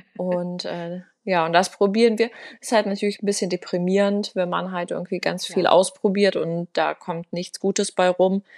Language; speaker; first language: German; native; German